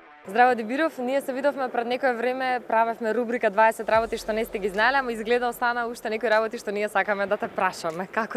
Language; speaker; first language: Macedonian; native; Macedonian